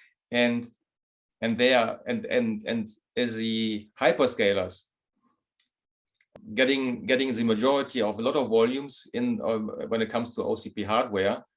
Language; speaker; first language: English; non-native, fluent; German